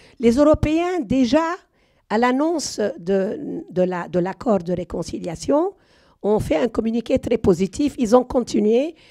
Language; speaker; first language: French; non-native, local second language; Arabic